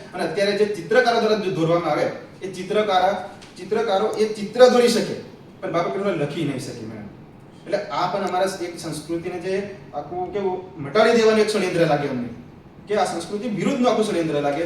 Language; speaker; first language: Gujarati; non-native, local second language; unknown